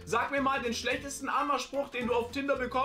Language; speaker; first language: German; native; German